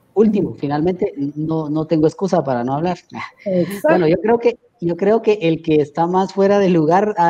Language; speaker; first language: Spanish; native; Spanish